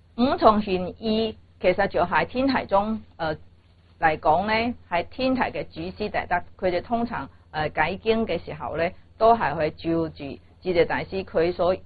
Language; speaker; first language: Cantonese; non-native, fluent; Chinese